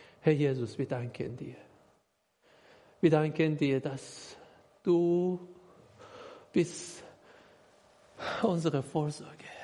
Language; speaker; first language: German; non-native, learner; Persian